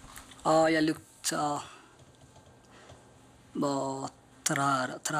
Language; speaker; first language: Norwegian; non-native, learner; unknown